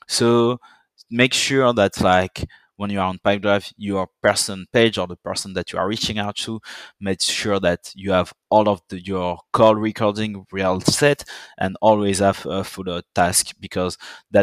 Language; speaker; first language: English; non-native, fluent; French